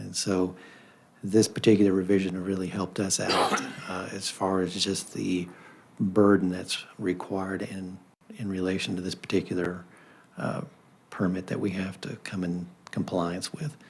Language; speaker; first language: English; native; English